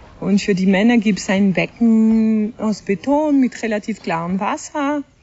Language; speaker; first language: German; non-native, fluent; French